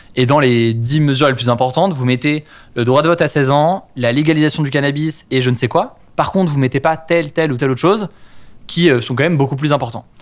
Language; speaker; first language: French; native; French